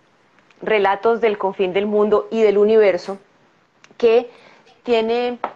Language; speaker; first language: Spanish; native; Spanish